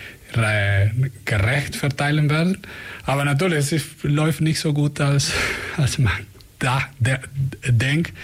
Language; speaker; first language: German; non-native, fluent; Spanish